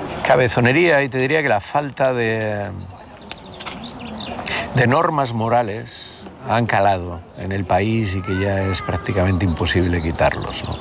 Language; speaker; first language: Spanish; native; Spanish